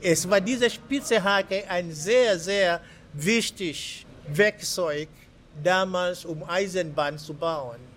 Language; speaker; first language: German; non-native, fluent; Swahili